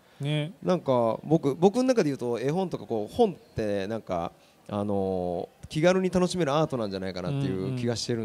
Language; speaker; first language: Japanese; native; Japanese